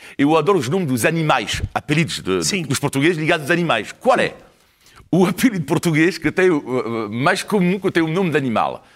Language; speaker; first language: Portuguese; non-native, fluent; French